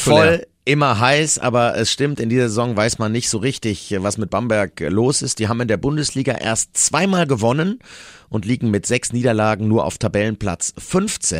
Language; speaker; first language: German; native; German